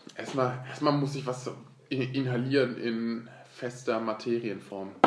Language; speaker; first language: German; early bilingual, other home language; Turkish